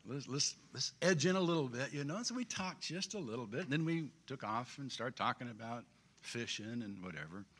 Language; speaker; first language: English; native; English